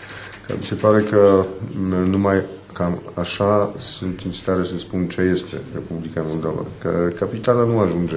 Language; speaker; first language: Romanian; non-native, fluent; Polish